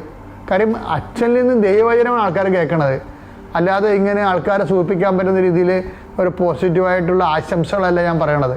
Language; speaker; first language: Malayalam; native; Malayalam